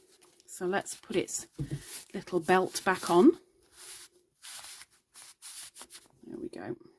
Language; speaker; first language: English; native; English